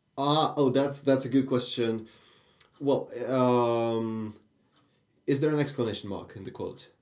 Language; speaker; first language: English; non-native, fluent; Russian